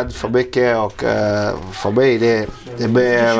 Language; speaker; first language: Swedish; non-native, learner; English